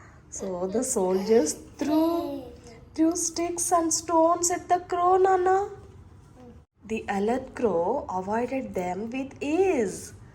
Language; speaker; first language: English; non-native, local second language; Telugu